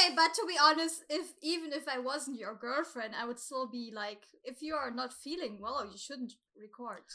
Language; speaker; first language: English; non-native, fluent; German